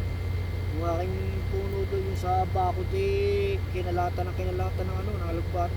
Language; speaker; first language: Filipino; native; Filipino